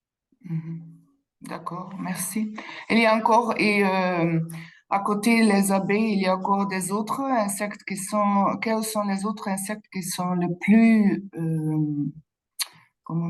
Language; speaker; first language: French; non-native, local second language; Dutch